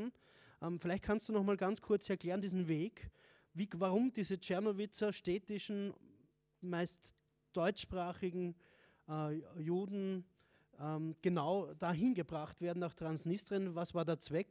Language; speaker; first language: German; native; German